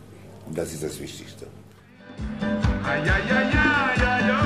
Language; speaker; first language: German; non-native, fluent; Spanish